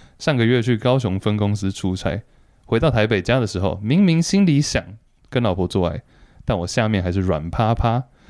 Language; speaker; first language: Chinese; native; Chinese